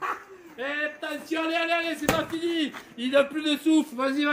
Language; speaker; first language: French; native; French